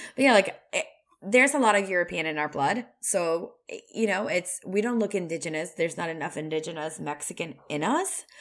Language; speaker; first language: English; non-native, fluent; Spanish